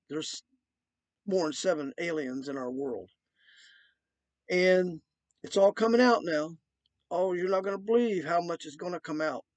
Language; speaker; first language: English; native; English